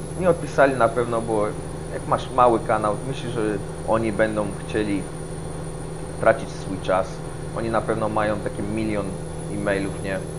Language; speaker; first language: Polish; early bilingual, heritage; Polish